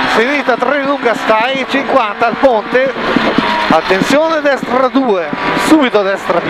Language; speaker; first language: Italian; native; Italian